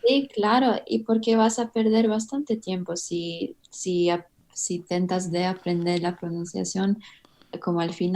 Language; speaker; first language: Spanish; early bilingual, heritage; English